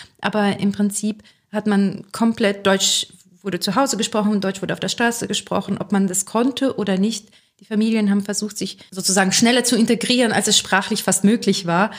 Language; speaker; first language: German; early bilingual, other home language; Russian